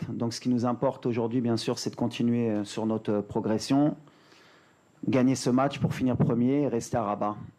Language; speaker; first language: French; native; French